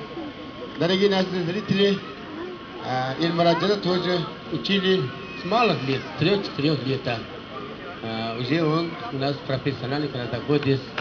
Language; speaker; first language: Russian; non-native, learner; Uzbek